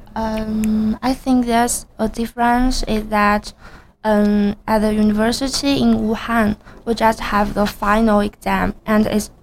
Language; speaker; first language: English; non-native, learner; Chinese